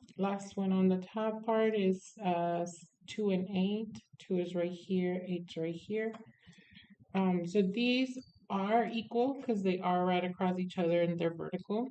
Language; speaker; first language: English; native; English